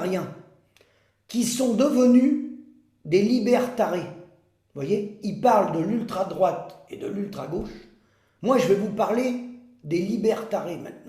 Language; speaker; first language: French; native; French